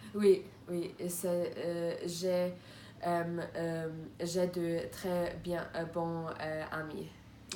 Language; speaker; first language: French; non-native, learner; Croatian